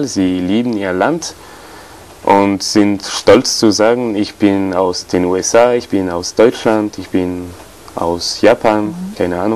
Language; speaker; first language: German; non-native, fluent; French